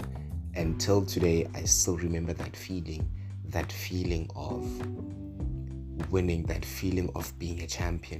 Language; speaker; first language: English; non-native, local second language; Northern Sotho